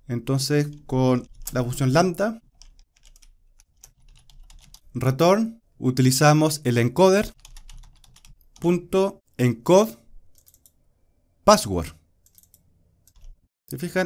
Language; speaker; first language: Spanish; native; Spanish